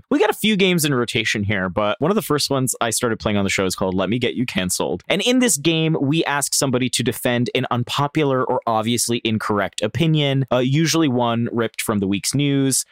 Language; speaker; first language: English; native; English